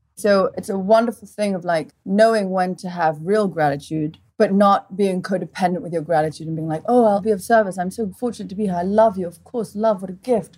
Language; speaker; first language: English; early bilingual, other home language; Portuguese